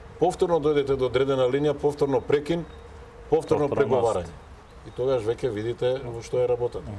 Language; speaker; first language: Macedonian; native; Macedonian